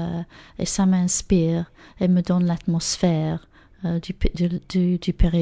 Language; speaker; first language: French; non-native, learner; English